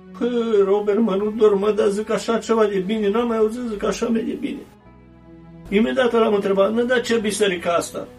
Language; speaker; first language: Romanian; early bilingual, heritage; Romanian